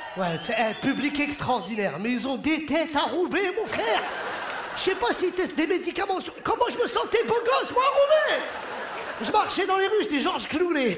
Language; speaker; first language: French; early bilingual, other home language; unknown